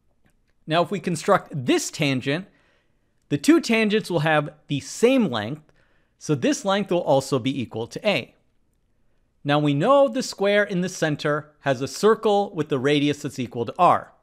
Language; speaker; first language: English; native; English